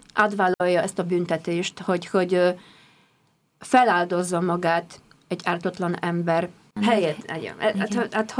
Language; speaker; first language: Hungarian; non-native, fluent; Polish